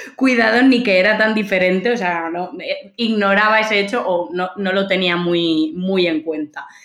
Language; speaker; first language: Spanish; native; Spanish